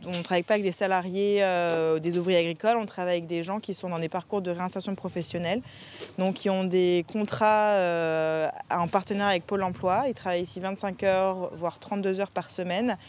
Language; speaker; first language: French; native; French